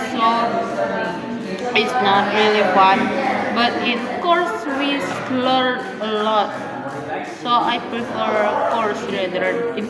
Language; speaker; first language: English; non-native, learner; Indonesian